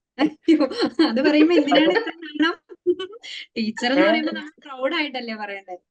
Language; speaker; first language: Malayalam; native; Malayalam